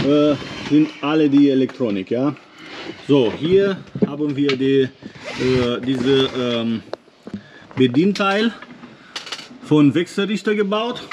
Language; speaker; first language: German; non-native, learner; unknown